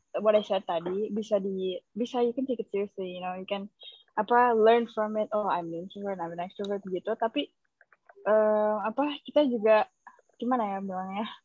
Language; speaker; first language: English; early bilingual, other home language; Indonesian